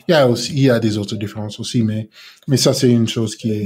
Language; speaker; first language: French; non-native, learner; English